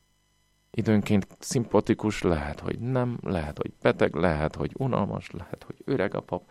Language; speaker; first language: Hungarian; non-native, fluent; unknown